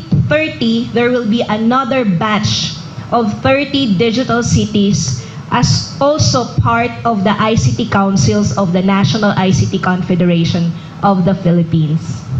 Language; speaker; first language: English; non-native, local second language; Filipino